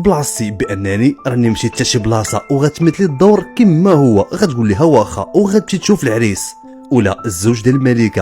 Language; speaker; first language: Arabic; native; Arabic